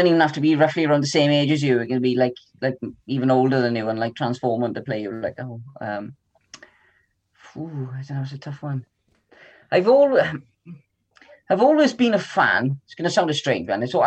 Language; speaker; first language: English; native; English